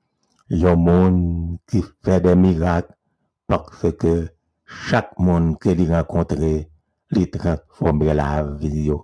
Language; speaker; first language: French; non-native, local second language; Haitian Creole